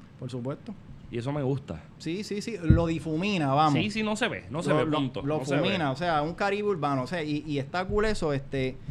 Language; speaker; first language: Spanish; native; Spanish